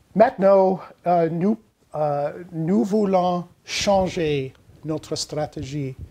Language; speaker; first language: French; non-native, learner; English